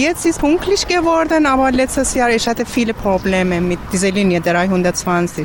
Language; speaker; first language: German; non-native, learner; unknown